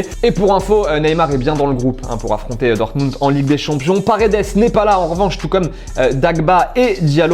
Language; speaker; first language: French; native; French